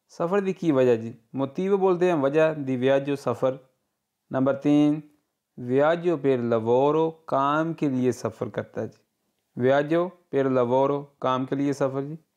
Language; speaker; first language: Urdu; non-native, local second language; Punjabi